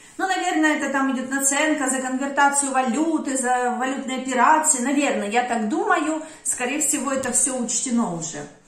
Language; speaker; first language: Russian; native; Russian